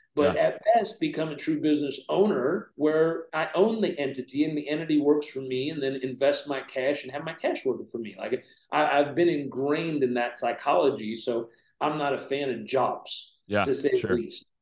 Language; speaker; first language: English; native; English